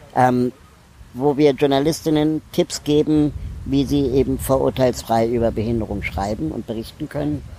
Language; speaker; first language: German; native; German